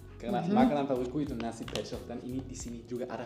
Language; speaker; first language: Indonesian; non-native, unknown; German